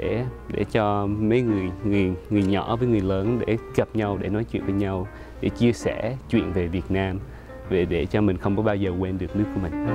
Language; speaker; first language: Vietnamese; early bilingual, other home language; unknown